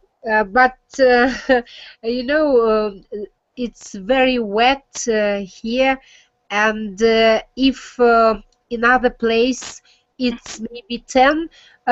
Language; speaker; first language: English; non-native, learner; Russian